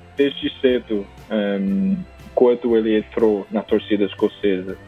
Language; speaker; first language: Portuguese; non-native, fluent; English